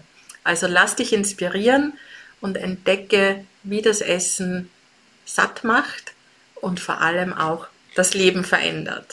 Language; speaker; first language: German; native; German